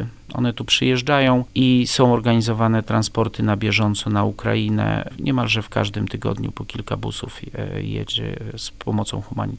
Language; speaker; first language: Polish; native; Polish